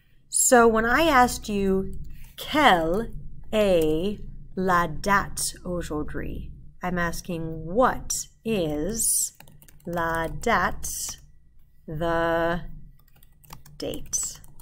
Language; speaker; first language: English; native; English